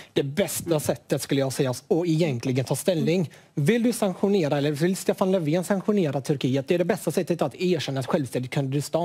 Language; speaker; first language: Swedish; native; Swedish